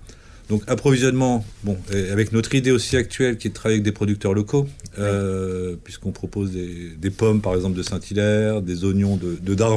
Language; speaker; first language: French; native; French